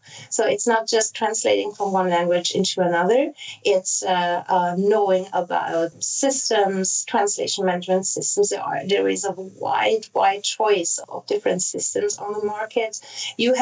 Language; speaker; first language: English; non-native, fluent; Italian